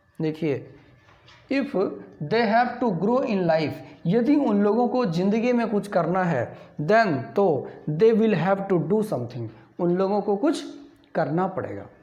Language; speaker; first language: Hindi; native; Hindi